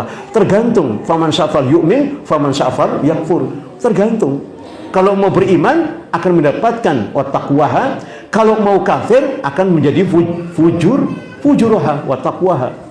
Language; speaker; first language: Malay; non-native, local second language; Javanese